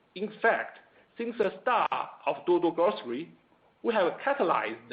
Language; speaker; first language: English; non-native, fluent; Chinese